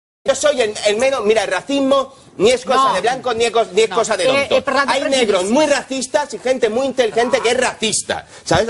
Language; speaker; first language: Spanish; native; Spanish